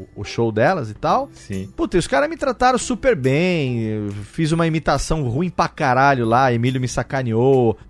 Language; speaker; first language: Portuguese; native; Portuguese